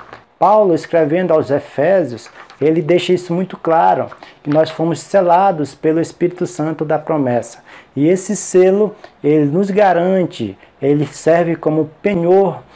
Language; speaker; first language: Portuguese; native; Portuguese